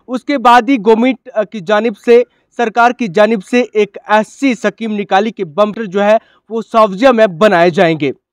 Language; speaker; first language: Hindi; non-native, local second language; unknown